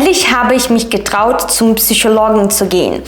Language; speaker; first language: German; non-native, fluent; Ukrainian